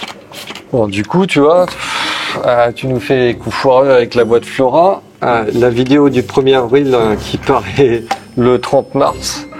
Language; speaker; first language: French; native; French